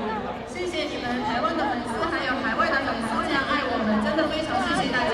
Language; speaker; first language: Chinese; native; Chinese